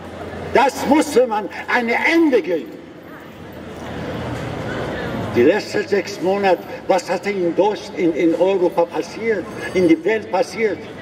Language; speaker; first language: German; non-native, learner; Persian